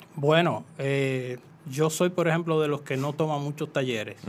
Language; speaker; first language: Spanish; native; Spanish